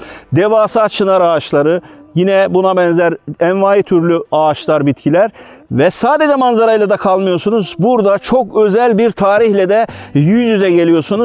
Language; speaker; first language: Turkish; native; Turkish